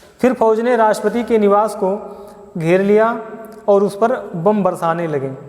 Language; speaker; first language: Hindi; native; Hindi